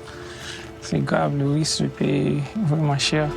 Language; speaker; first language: French; non-native, local second language; Haitian Creole